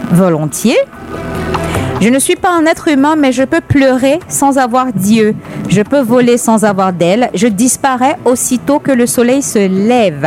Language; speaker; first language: French; native; French